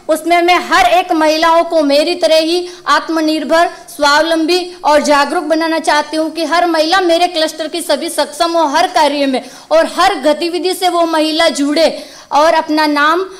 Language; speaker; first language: Hindi; native; Hindi